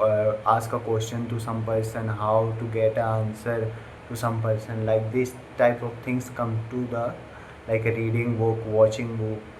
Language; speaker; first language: English; non-native, learner; Hindi